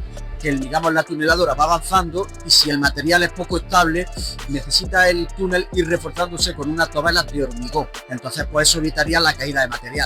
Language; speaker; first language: Spanish; native; Spanish